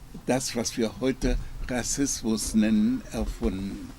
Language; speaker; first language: German; non-native, fluent; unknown